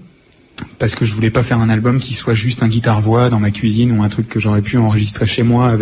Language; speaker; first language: French; native; French